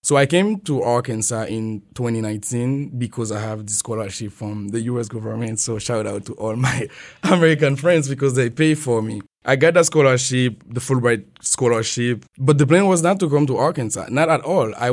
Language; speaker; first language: English; non-native, fluent; French